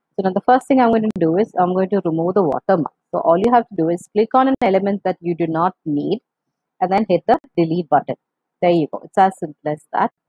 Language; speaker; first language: English; non-native, local second language; Malayalam